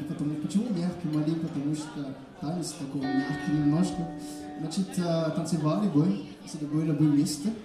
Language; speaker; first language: Russian; non-native, fluent; Malagasy